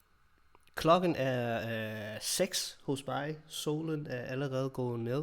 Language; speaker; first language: Danish; non-native, fluent; English